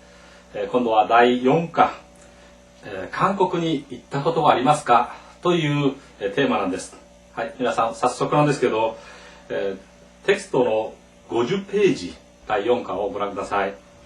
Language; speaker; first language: Japanese; non-native, fluent; Korean